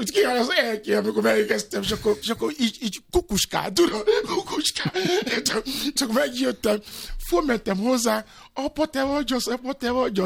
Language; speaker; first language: Hungarian; non-native, fluent; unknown